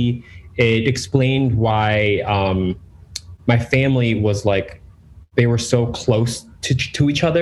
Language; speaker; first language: English; native; English